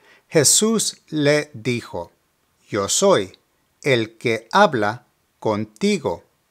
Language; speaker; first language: Spanish; early bilingual, heritage; Spanish